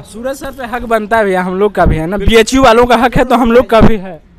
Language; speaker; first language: Hindi; native; Hindi